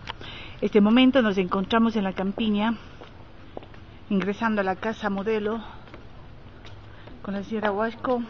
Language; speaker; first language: Spanish; native; Spanish